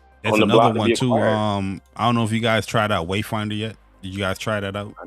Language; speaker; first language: English; native; English